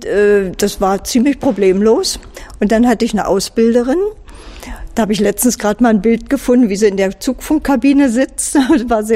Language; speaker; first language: German; native; German